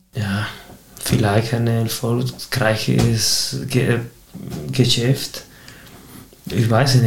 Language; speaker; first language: German; non-native, fluent; Spanish